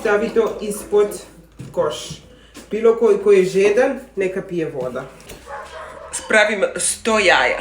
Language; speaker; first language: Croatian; non-native, learner; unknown